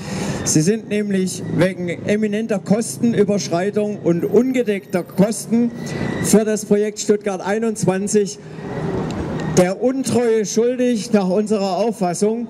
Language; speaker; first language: German; native; German